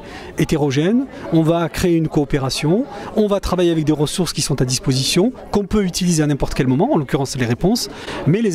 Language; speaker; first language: French; native; French